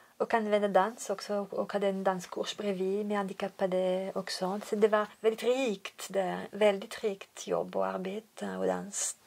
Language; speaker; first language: Swedish; non-native, fluent; French